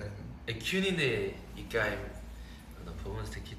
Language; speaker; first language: Japanese; non-native, fluent; Chinese